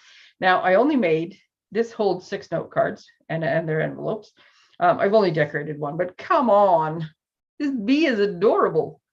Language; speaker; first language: English; native; English